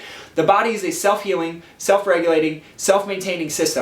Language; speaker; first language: English; native; English